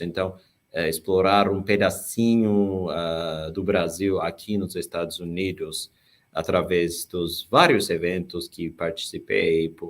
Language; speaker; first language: Portuguese; non-native, fluent; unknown